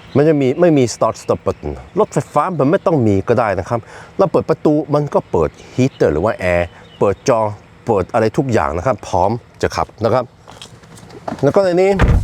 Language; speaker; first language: Thai; non-native, fluent; Norwegian